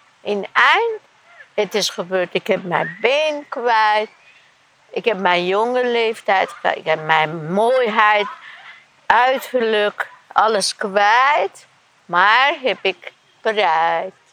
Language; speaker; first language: Dutch; non-native, learner; Persian